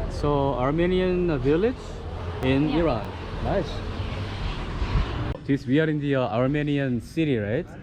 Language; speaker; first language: English; non-native, fluent; Korean